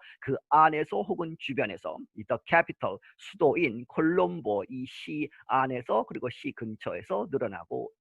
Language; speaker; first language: Korean; native; Korean